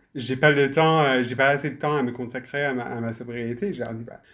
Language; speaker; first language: French; non-native, fluent; English